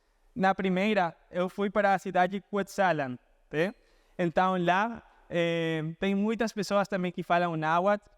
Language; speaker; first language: Portuguese; non-native, fluent; Spanish